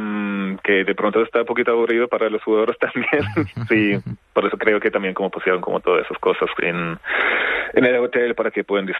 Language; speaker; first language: Spanish; non-native, fluent; German